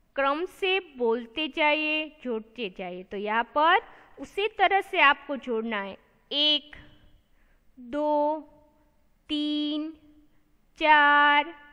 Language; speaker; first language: Hindi; non-native, local second language; Gujarati